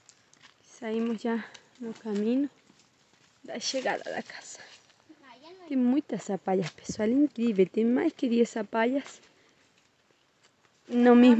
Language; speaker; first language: Spanish; non-native, learner; Portuguese